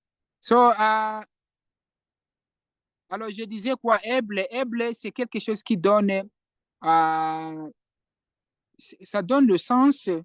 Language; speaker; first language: French; non-native, fluent; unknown